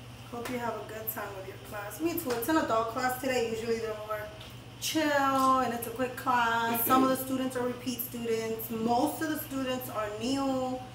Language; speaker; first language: English; early bilingual, other home language; Spanish